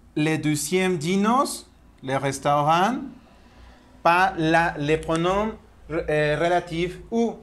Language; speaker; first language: French; non-native, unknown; Spanish